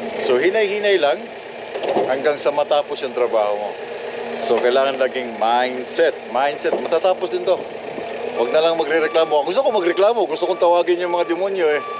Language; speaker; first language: Filipino; non-native, local second language; Cebuano